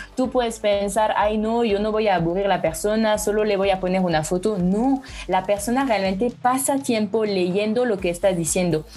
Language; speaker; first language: Spanish; non-native, fluent; French